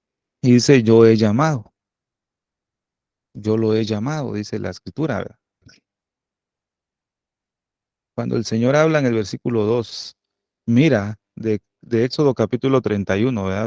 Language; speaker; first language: Spanish; native; Spanish